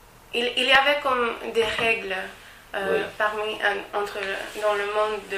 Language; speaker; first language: French; non-native, learner; Spanish